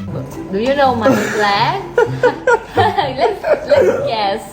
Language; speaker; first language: English; non-native, fluent; Vietnamese